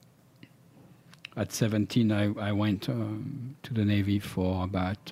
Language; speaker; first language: English; non-native, fluent; French